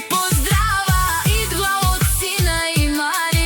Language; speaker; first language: Bulgarian; non-native, local second language; Romany